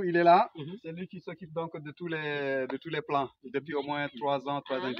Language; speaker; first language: French; non-native, local second language; Fula